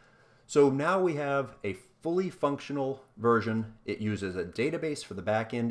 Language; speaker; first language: English; native; English